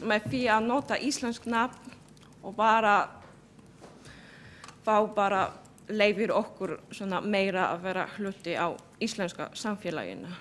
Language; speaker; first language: Icelandic; non-native, fluent; Polish